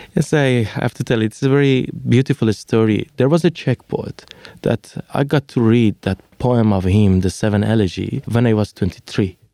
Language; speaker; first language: English; non-native, fluent; Persian